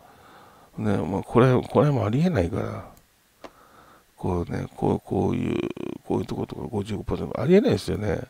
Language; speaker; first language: Japanese; native; Japanese